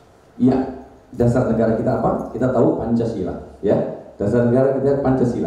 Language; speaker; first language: Indonesian; native; Indonesian